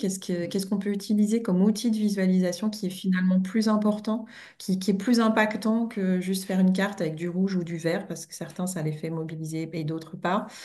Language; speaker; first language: French; native; French